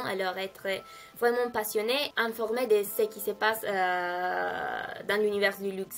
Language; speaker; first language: French; non-native, fluent; Italian